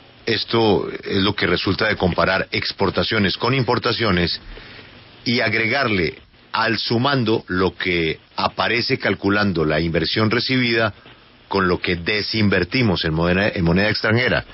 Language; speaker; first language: Spanish; native; Spanish